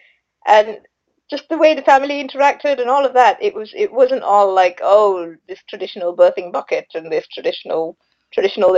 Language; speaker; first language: English; non-native, local second language; Sinhala